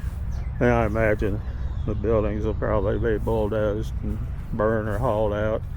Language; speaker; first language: English; native; English